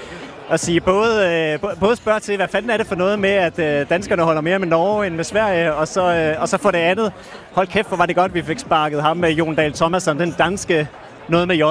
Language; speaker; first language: Danish; native; Danish